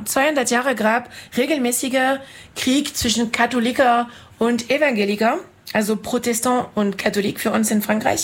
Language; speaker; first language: German; non-native, fluent; French